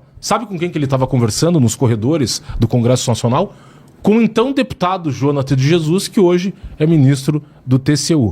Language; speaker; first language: Portuguese; native; Portuguese